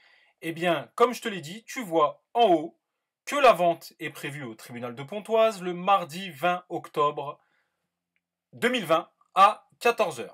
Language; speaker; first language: French; native; French